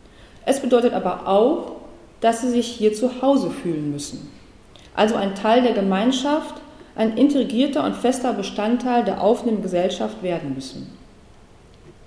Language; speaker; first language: German; native; German